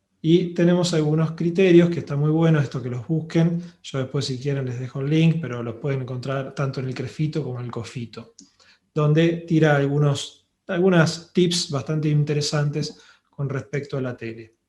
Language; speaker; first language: Spanish; native; Spanish